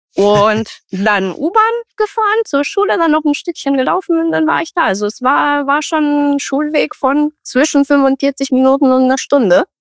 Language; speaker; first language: German; non-native, fluent; Romanian